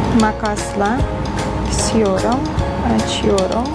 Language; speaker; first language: Turkish; non-native, fluent; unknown